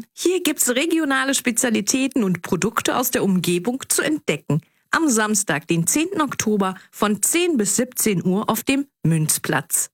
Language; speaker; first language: German; early bilingual, other home language; Turkish